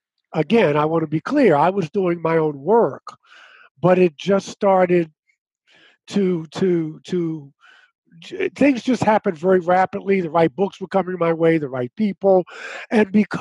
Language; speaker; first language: English; native; English